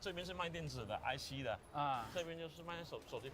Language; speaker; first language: Chinese; native; Chinese